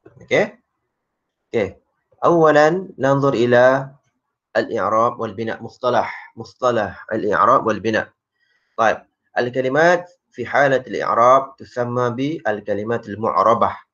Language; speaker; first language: Arabic; non-native, fluent; Malay